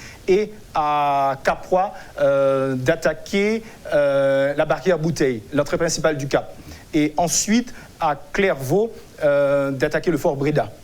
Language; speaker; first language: French; non-native, local second language; Haitian Creole